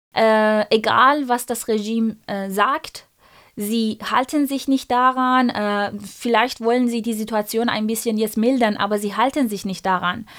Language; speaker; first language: German; non-native, fluent; Persian